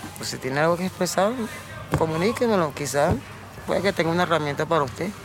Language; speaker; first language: Spanish; native; Spanish